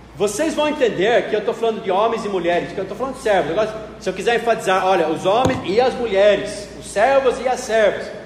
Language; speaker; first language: Portuguese; non-native, fluent; English